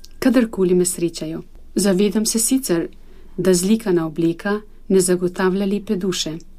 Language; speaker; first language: Slovenian; non-native, fluent; Albanian